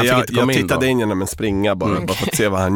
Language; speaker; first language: Swedish; native; Swedish